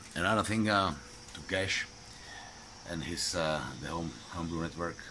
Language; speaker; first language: English; non-native, fluent; Czech